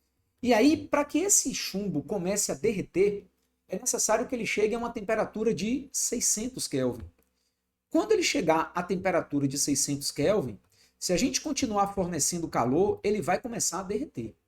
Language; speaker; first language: Portuguese; native; Portuguese